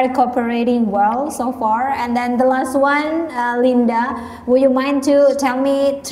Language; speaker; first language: English; non-native, learner; Indonesian